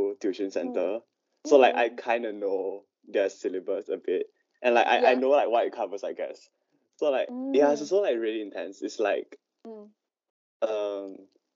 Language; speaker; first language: English; non-native, local second language; Cantonese